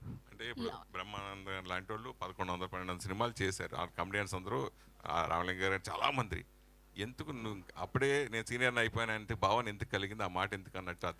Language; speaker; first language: Telugu; native; Telugu